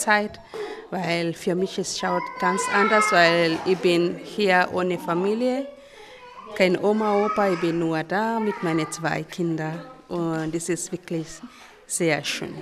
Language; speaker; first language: German; non-native, learner; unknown